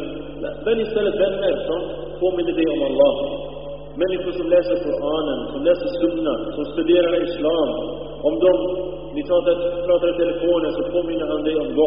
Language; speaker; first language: Swedish; early bilingual, other home language; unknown